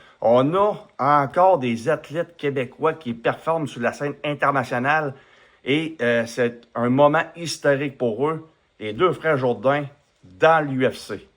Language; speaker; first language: French; native; French